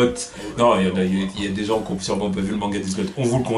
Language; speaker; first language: French; native; French